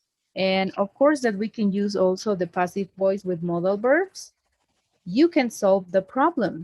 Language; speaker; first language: English; non-native, fluent; Spanish